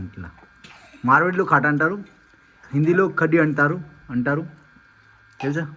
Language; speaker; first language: Telugu; non-native, learner; Marwari